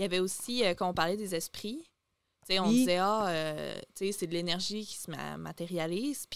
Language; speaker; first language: French; native; French